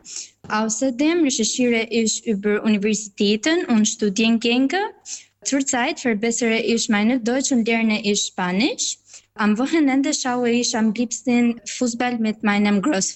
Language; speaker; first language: German; non-native, fluent; Albanian